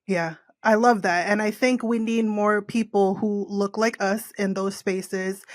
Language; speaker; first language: English; native; English